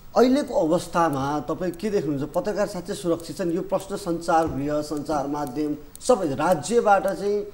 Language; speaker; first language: Nepali; native; Nepali